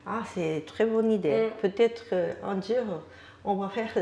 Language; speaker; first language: French; non-native, learner; Japanese